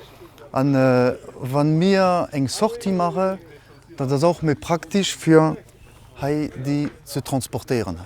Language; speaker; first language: German; non-native, local second language; Luxembourgish